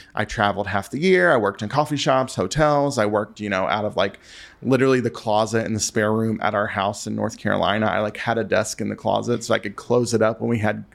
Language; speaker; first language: English; native; English